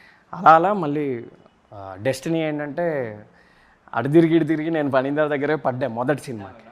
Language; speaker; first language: Telugu; native; Telugu